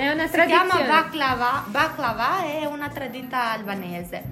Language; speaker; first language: Italian; non-native, learner; Albanian